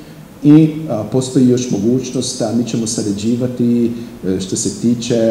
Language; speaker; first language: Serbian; non-native, fluent; Hungarian